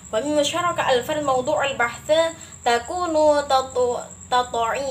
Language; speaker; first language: Arabic; non-native, learner; Indonesian